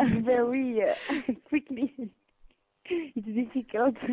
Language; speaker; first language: English; non-native, learner; French